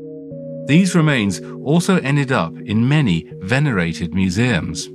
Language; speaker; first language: English; native; English